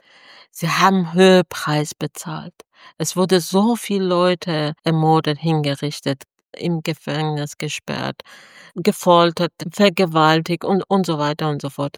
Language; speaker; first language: German; non-native, fluent; Persian